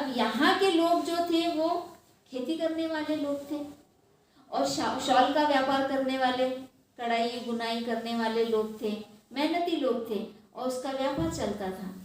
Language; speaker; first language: Hindi; non-native, local second language; Marathi